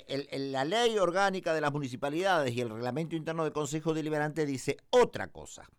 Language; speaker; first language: Spanish; native; Spanish